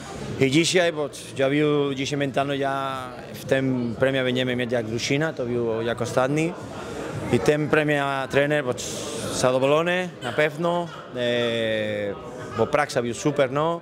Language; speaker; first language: Polish; non-native, learner; Spanish